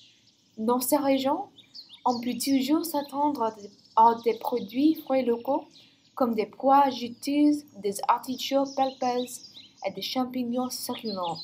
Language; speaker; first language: French; non-native, learner; English